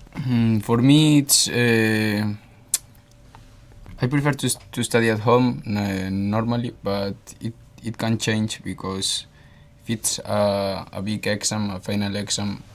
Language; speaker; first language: English; non-native, fluent; Spanish